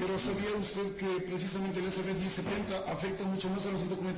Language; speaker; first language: Spanish; native; Spanish